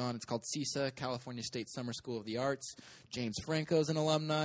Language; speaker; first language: English; native; English